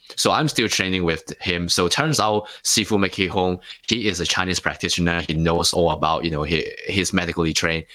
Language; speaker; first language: English; non-native, local second language; Cantonese